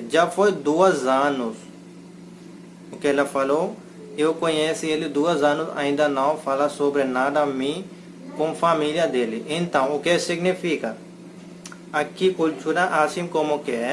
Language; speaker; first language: Portuguese; non-native, learner; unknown